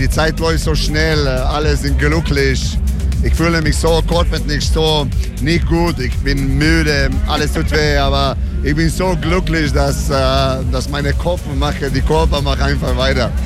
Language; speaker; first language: German; non-native, learner; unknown